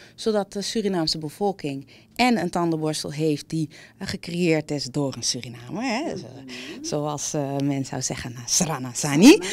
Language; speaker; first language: Dutch; native; Dutch